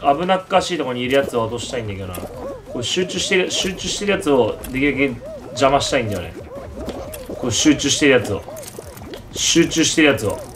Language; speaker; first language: Japanese; non-native, fluent; Russian